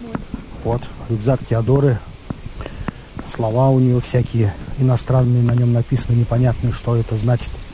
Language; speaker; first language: Russian; native; Russian